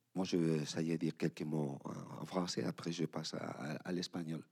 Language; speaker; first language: French; non-native, learner; Spanish